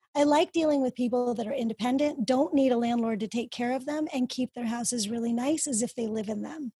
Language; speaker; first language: English; early bilingual, other home language; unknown